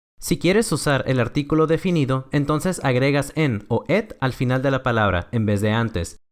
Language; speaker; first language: Spanish; native; Spanish